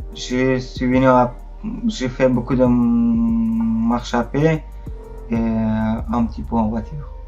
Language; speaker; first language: French; non-native, learner; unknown